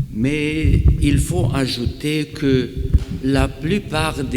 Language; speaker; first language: French; non-native, fluent; Romanian